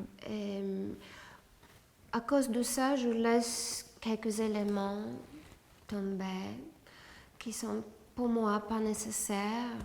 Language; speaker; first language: French; non-native, fluent; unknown